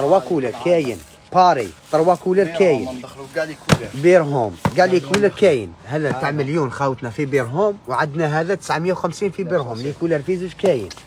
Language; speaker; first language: Arabic; native; Arabic